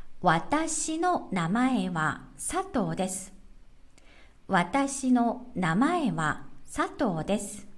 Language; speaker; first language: Japanese; non-native, local second language; Korean